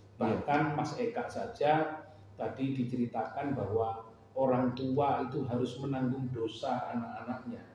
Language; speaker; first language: Indonesian; non-native, local second language; Madurese